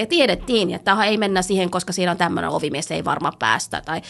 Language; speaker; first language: Finnish; early bilingual, other home language; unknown